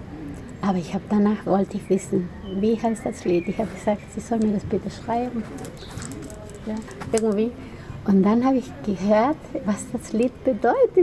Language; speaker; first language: German; non-native, fluent; Spanish